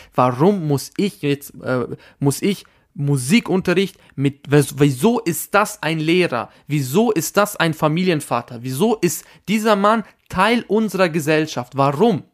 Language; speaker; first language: German; early bilingual, other home language; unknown